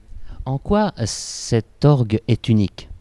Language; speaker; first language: French; native; French